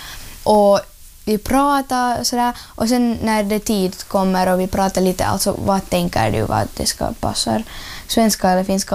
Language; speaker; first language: Swedish; non-native, learner; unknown